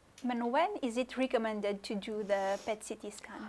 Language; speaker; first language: English; non-native, local second language; Morisyen